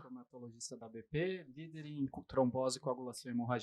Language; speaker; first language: Portuguese; native; Portuguese